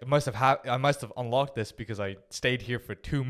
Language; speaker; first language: English; native; English